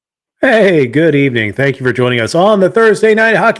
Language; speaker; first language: English; native; English